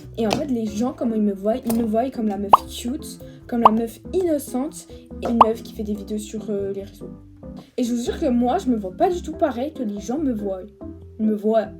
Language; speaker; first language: French; native; French